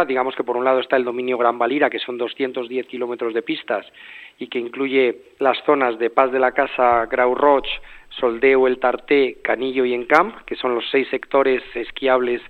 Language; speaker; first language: Spanish; native; Spanish